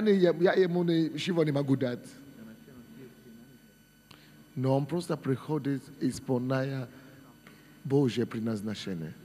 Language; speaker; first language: Russian; non-native, fluent; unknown